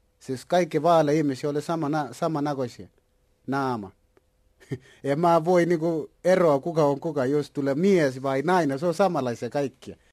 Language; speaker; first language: Finnish; non-native, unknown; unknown